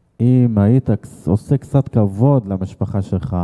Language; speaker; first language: Hebrew; non-native, fluent; Arabic